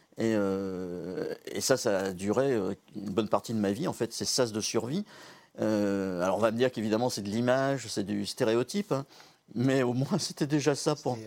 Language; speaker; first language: French; native; French